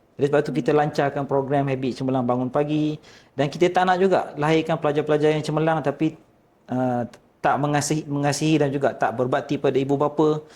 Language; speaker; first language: Malay; native; Malay